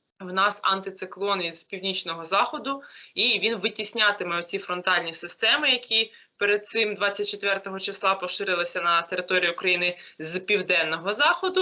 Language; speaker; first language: Ukrainian; native; Ukrainian